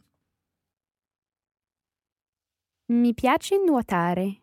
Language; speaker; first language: Italian; non-native, learner; English